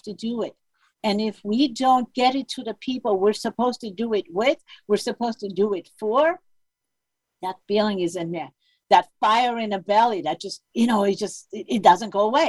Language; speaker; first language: English; non-native, fluent; Armenian